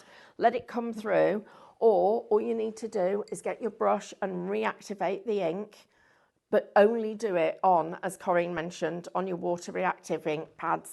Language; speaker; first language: English; native; English